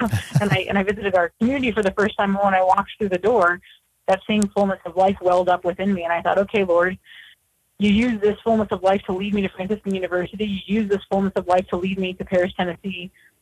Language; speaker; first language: English; native; English